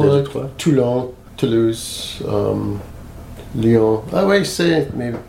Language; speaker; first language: French; non-native, learner; English